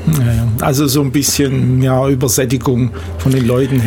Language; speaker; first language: German; native; German